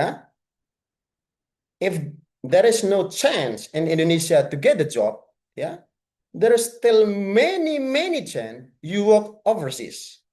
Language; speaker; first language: English; non-native, fluent; Indonesian